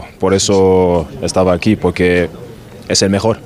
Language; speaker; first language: Spanish; non-native, learner; German